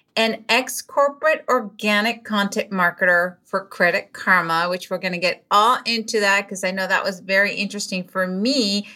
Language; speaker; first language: English; non-native, fluent; Spanish